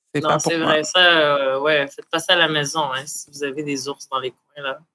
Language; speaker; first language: French; native; French